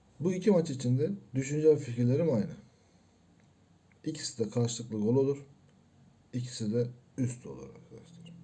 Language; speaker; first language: Turkish; native; Turkish